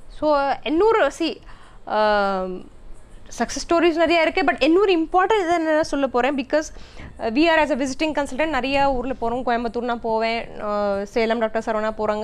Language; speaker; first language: Tamil; non-native, learner; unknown